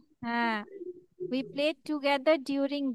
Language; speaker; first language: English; non-native, fluent; Bangla